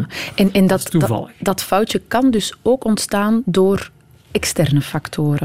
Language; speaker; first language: Dutch; native; Dutch